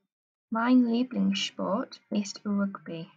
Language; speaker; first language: German; non-native, fluent; English